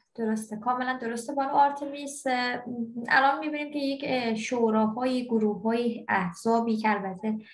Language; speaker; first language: Persian; non-native, local second language; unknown